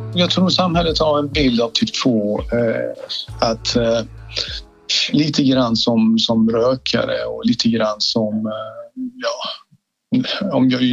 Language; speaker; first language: Swedish; non-native, fluent; Persian